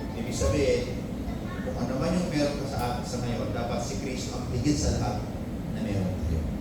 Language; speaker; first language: Filipino; non-native, local second language; Iloko